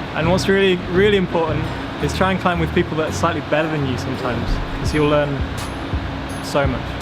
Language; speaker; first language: English; native; English